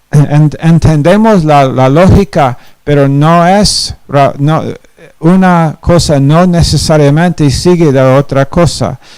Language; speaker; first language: Spanish; non-native, fluent; English